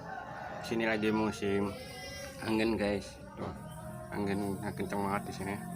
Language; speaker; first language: Indonesian; native; Indonesian